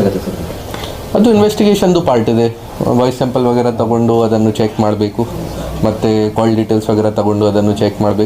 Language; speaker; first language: Kannada; non-native, fluent; Hindi